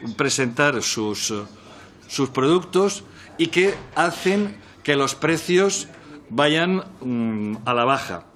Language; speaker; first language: Spanish; native; Spanish